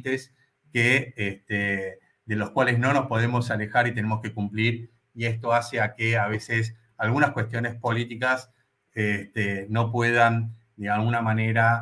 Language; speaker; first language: Spanish; native; Spanish